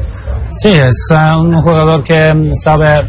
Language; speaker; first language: Spanish; non-native, learner; Polish